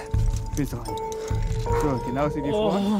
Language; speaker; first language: German; native; German